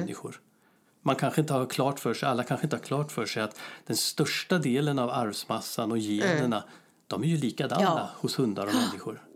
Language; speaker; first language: Swedish; native; Swedish